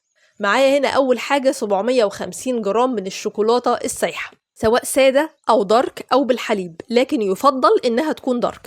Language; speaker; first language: Arabic; native; Arabic